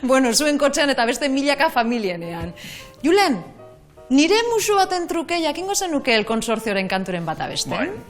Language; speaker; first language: Basque; native; Basque